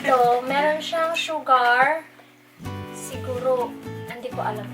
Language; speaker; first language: Filipino; non-native, local second language; Cebuano